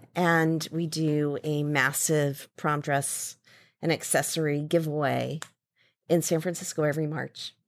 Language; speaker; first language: English; native; English